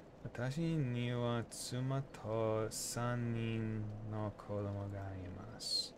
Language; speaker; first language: Japanese; non-native, learner; English